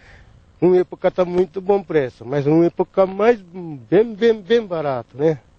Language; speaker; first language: Portuguese; non-native, learner; Japanese